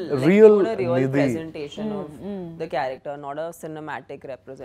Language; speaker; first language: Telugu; non-native, fluent; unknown